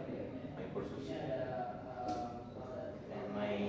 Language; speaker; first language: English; non-native, learner; Indonesian